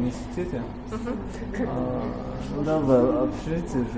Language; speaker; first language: Russian; non-native, learner; Chinese